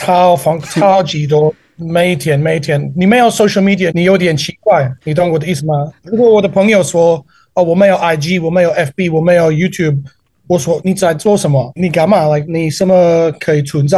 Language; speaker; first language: Chinese; non-native, learner; English